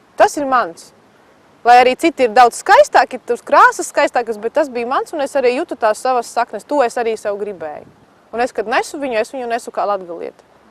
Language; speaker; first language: Latvian; native; Latvian